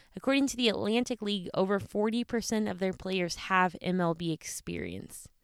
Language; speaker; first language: English; native; English